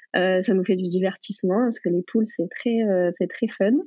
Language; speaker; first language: French; native; French